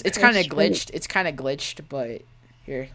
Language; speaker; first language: English; native; English